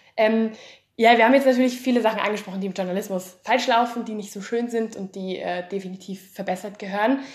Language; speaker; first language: German; native; German